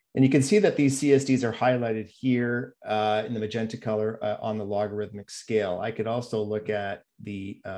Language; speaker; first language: English; native; English